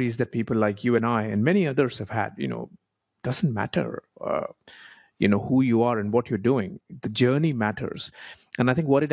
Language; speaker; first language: English; non-native, local second language; Hindi